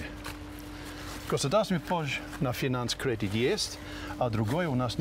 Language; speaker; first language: Russian; non-native, fluent; English